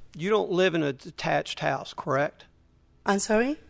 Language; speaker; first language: English; non-native, learner; Spanish